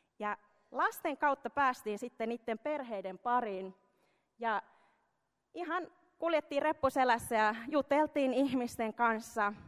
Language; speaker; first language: Finnish; early bilingual, heritage; Finnish